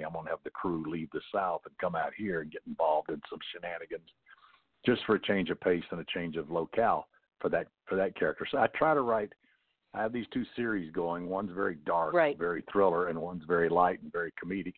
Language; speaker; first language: English; native; English